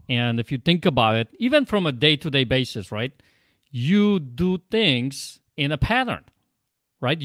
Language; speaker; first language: English; non-native, fluent; Polish